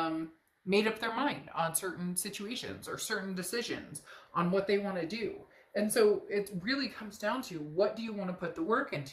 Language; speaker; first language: English; native; English